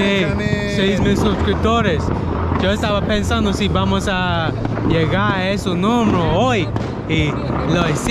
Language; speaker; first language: Spanish; non-native, learner; English